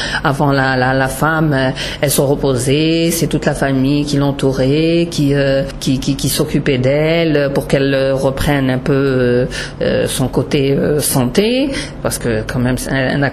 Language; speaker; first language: French; non-native, local second language; Arabic